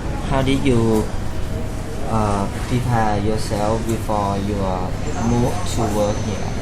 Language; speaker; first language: English; non-native, learner; Thai